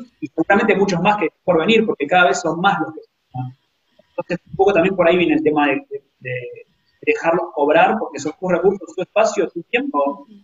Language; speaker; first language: Spanish; native; Spanish